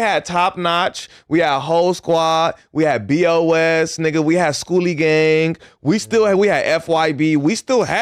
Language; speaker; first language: English; native; English